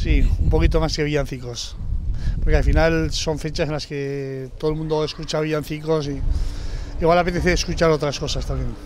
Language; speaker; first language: Spanish; native; Spanish